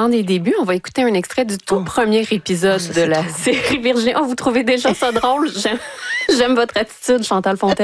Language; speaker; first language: French; native; French